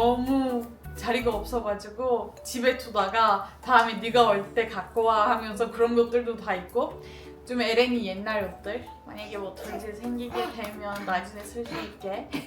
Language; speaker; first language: Korean; non-native, fluent; Turkish